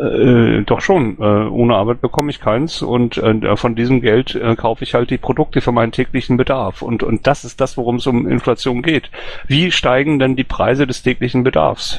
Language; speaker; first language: German; native; German